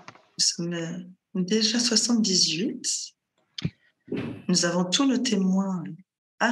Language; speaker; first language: French; native; French